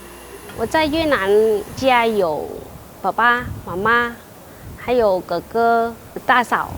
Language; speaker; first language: Chinese; non-native, fluent; Vietnamese